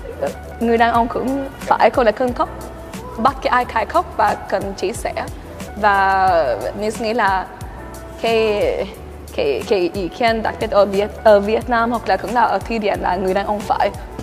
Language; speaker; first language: Vietnamese; early bilingual, heritage; Swedish